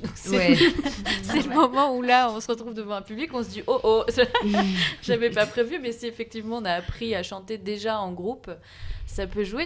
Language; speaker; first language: French; native; French